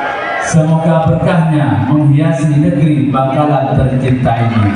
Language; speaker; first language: Indonesian; native; Indonesian